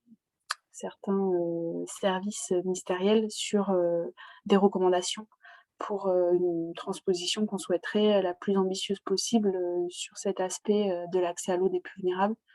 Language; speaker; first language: French; native; French